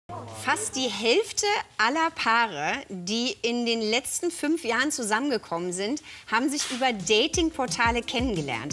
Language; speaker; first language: German; native; German